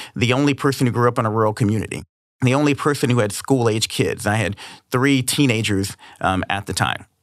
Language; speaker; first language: English; native; English